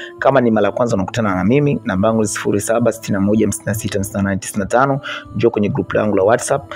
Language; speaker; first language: Swahili; native; Swahili